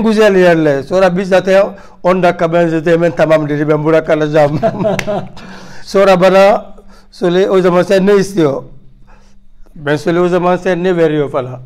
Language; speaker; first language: Turkish; non-native, learner; French